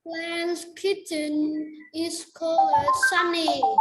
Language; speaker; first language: English; non-native, learner; Vietnamese